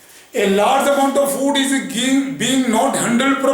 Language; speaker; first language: English; non-native, local second language; Hindi